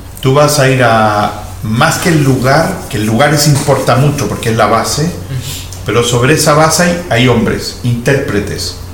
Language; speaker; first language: Spanish; native; Spanish